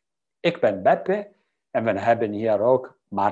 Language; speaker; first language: Dutch; non-native, fluent; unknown